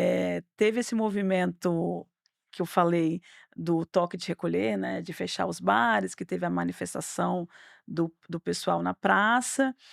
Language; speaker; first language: Portuguese; native; Portuguese